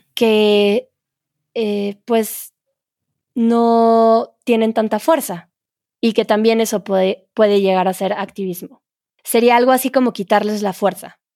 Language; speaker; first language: Spanish; native; Spanish